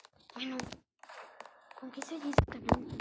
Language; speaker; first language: Spanish; native; Spanish